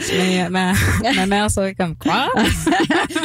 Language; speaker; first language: French; non-native, local second language; English